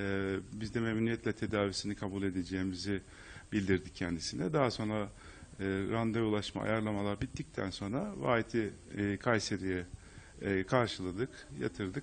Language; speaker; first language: Turkish; native; Turkish